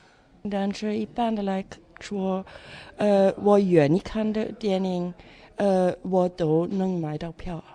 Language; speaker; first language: Chinese; non-native, fluent; German